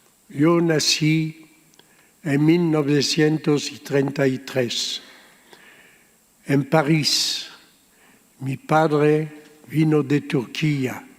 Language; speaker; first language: Spanish; early bilingual, heritage; Ladino